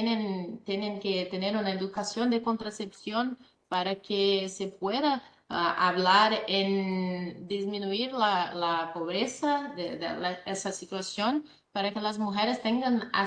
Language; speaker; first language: Spanish; non-native, fluent; Portuguese